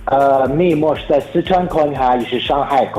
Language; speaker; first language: Hungarian; non-native, learner; Chinese